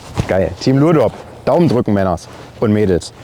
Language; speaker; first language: German; native; German